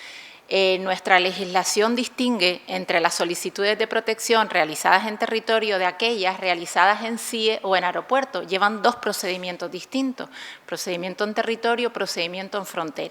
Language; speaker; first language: Spanish; native; Spanish